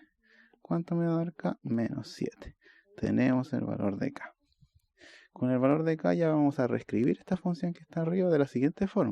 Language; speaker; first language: Spanish; native; Spanish